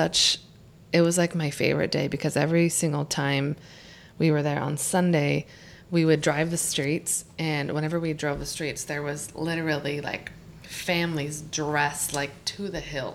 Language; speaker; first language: English; native; English